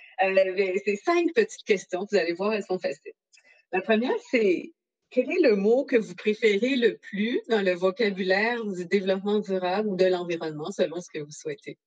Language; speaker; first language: French; native; French